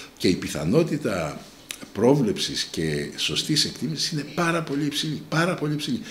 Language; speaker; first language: Greek; native; Greek